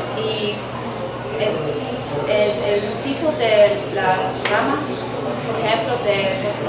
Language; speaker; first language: Spanish; non-native, learner; English